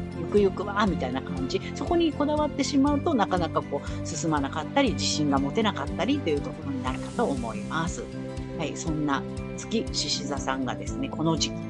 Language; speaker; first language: Japanese; native; Japanese